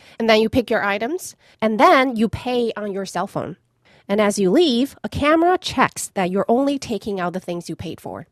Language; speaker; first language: English; non-native, fluent; Chinese